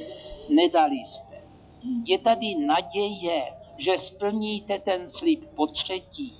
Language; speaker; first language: Czech; native; Czech